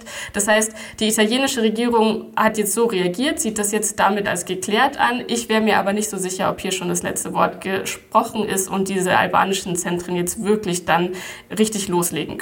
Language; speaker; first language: German; native; German